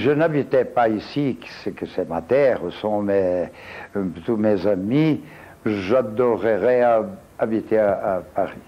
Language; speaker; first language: French; non-native, fluent; Portuguese